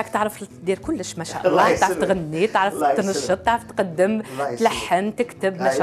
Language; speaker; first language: Arabic; native; Arabic